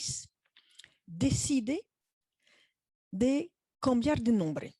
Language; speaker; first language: Spanish; non-native, fluent; French